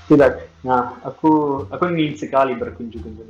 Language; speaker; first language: Indonesian; non-native, learner; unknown